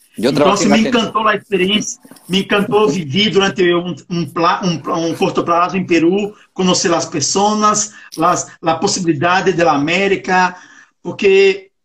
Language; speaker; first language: Portuguese; non-native, learner; Spanish